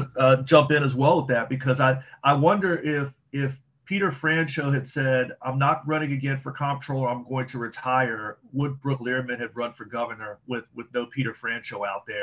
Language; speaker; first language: English; native; English